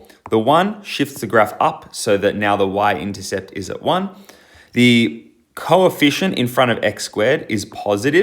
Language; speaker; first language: English; native; English